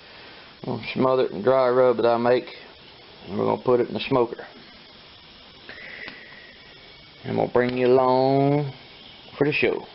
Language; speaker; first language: English; native; English